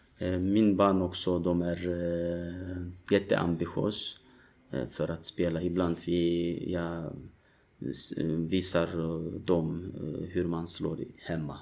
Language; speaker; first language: Swedish; non-native, learner; Turkish